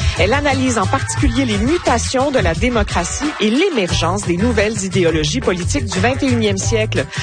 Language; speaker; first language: French; native; French